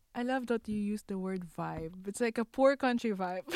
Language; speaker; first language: English; non-native, local second language; Filipino